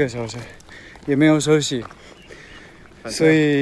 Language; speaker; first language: Chinese; non-native, learner; French